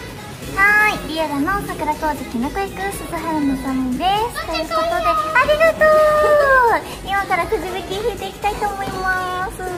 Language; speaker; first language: Japanese; native; Japanese